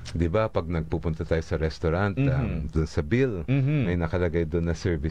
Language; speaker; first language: Filipino; native; Filipino